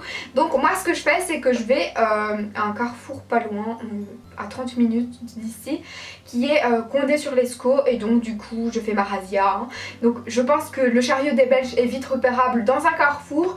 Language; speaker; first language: French; native; French